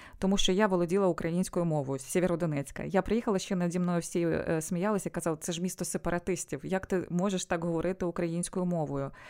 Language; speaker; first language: Ukrainian; non-native, local second language; Russian